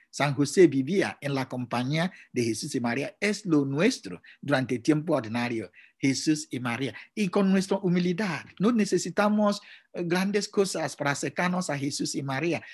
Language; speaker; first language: Spanish; non-native, fluent; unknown